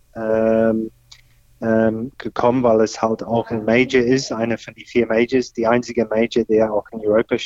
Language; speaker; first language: German; non-native, fluent; English